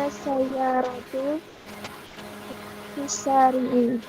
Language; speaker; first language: Arabic; non-native, learner; Indonesian